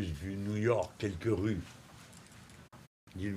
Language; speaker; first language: French; native; French